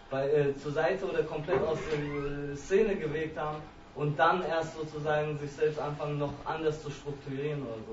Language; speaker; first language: German; native; German